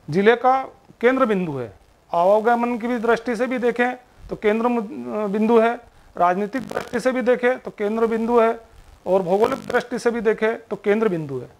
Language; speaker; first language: Hindi; native; Hindi